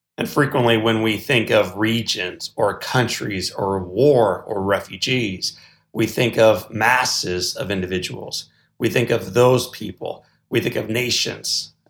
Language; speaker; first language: English; native; English